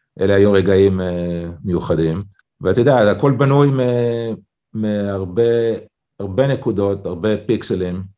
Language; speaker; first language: Hebrew; native; Hebrew